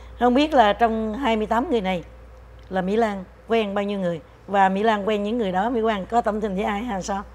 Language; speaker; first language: Vietnamese; native; Vietnamese